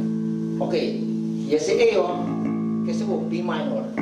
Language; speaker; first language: Chinese; non-native, fluent; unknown